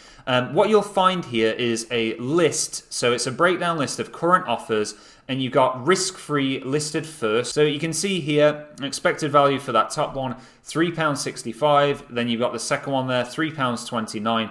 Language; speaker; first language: English; native; English